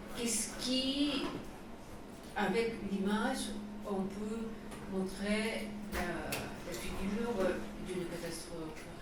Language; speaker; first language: French; non-native, fluent; Japanese